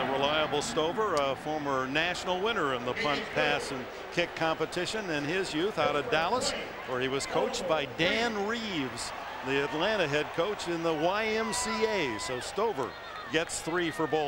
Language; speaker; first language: English; native; English